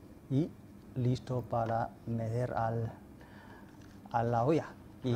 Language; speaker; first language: Spanish; non-native, fluent; Chinese